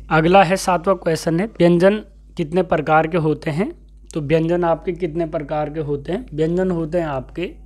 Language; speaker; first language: Hindi; native; Hindi